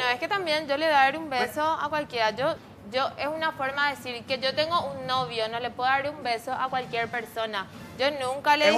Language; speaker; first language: Spanish; native; Spanish